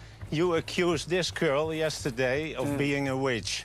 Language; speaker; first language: English; non-native, fluent; Dutch